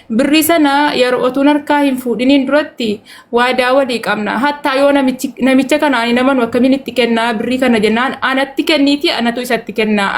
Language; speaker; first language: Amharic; non-native, local second language; Oromo